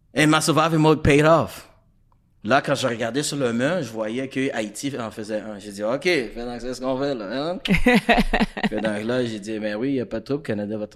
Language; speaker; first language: French; non-native, fluent; English